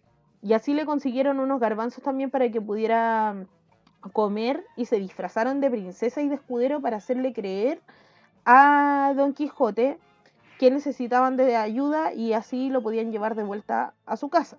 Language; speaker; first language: Spanish; native; Spanish